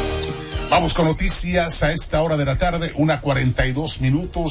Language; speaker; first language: Spanish; native; Spanish